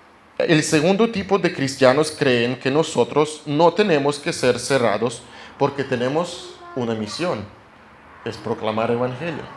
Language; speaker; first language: Spanish; non-native, fluent; Russian